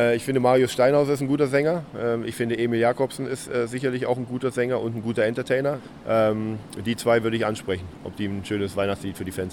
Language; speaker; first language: German; native; German